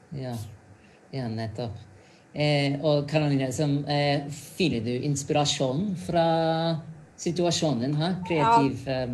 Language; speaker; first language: Norwegian; non-native, fluent; English